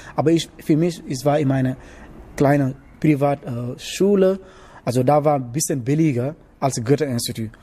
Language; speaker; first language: German; non-native, learner; Wolof